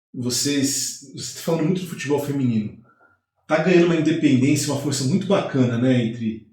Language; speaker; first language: Portuguese; native; Portuguese